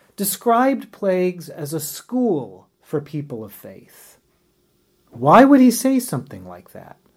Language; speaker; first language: English; native; English